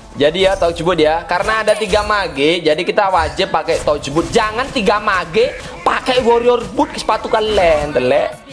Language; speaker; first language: Indonesian; native; Indonesian